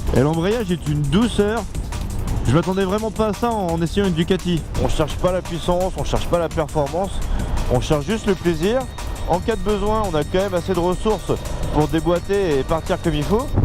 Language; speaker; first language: French; native; French